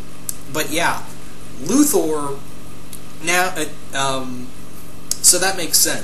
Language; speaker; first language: English; native; English